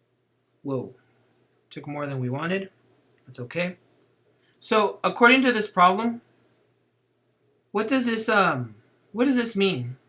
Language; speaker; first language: English; native; English